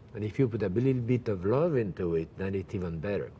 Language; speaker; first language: English; non-native, fluent; French